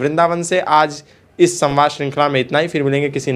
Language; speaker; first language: Hindi; native; Hindi